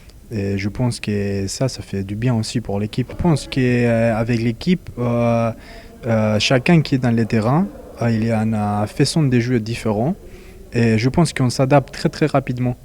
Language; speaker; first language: French; non-native, fluent; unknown